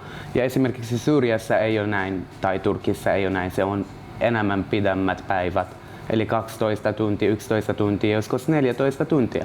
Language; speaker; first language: Finnish; non-native, learner; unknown